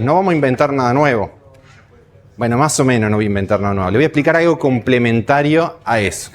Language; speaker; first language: Spanish; native; Spanish